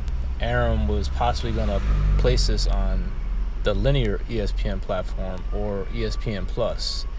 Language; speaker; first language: English; native; English